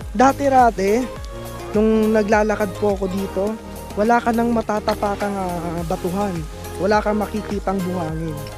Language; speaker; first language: Filipino; native; Filipino